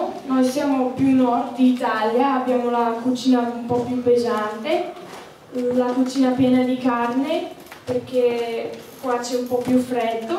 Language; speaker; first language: Italian; early bilingual, heritage; Slovak